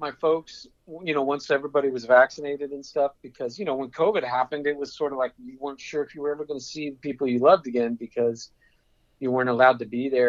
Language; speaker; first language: English; native; English